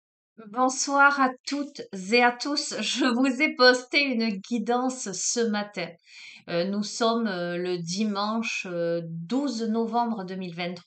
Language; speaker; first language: French; native; French